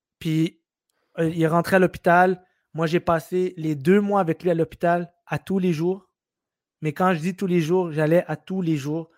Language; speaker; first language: French; early bilingual, other home language; Arabic